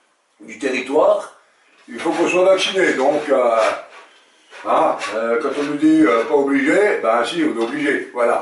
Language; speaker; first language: French; native; French